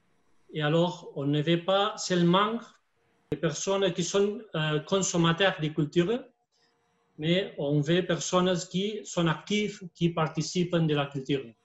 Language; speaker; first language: French; non-native, fluent; Spanish